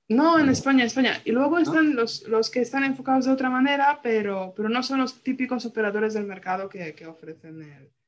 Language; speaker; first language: Spanish; non-native, fluent; Polish